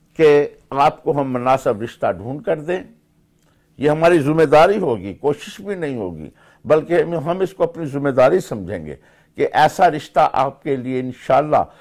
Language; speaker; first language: Urdu; native; Urdu